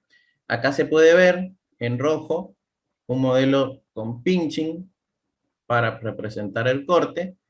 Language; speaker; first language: Spanish; native; Spanish